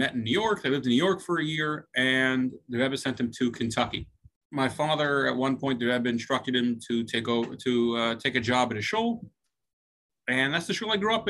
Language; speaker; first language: English; native; English